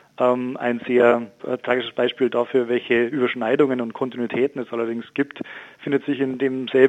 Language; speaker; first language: German; native; German